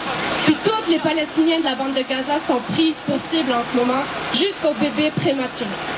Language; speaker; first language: French; native; French